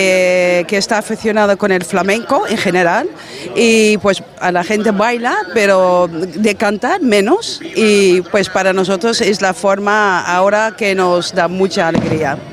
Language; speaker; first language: Spanish; non-native, fluent; Dutch